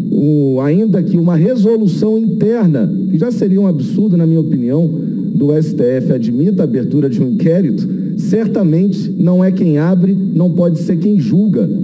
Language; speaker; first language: Portuguese; native; Portuguese